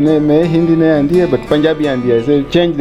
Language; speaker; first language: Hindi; non-native, learner; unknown